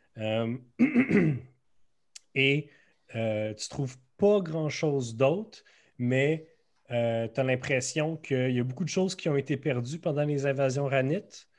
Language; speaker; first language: French; native; French